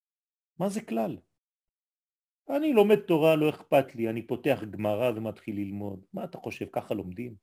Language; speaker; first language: Hebrew; non-native, fluent; French